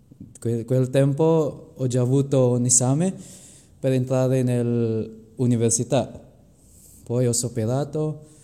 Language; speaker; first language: Italian; non-native, fluent; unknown